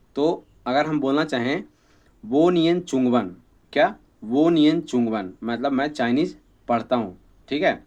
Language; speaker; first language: Hindi; native; Hindi